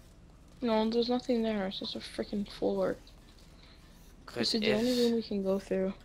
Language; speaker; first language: English; native; English